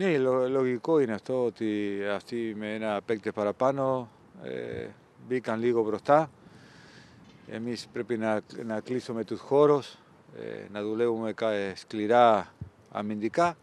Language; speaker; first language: Greek; non-native, fluent; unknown